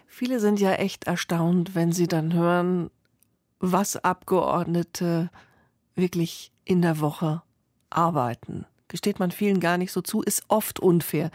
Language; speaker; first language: German; native; German